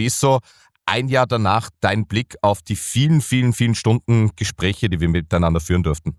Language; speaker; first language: German; native; German